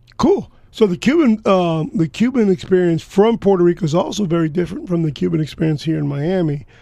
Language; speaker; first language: English; early bilingual, other home language; Spanish